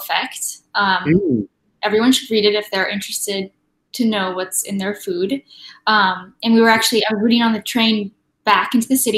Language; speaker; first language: English; non-native, local second language; Filipino